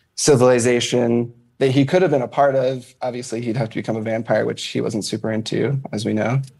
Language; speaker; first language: English; native; English